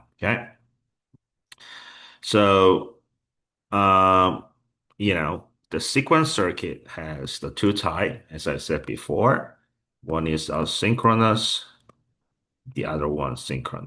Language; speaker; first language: English; non-native, fluent; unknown